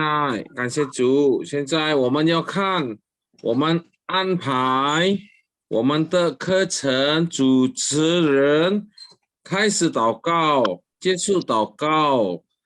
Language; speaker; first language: Chinese; early bilingual, heritage; Chinese